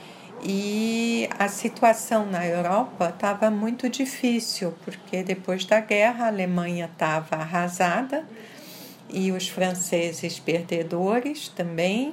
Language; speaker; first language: Portuguese; early bilingual, other home language; French